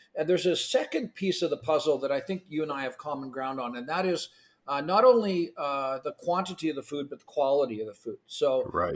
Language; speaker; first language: English; non-native, fluent; Ukrainian